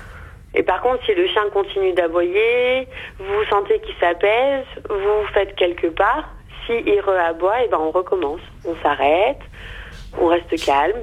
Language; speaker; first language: French; native; French